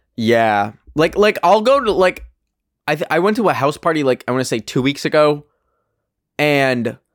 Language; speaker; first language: English; native; English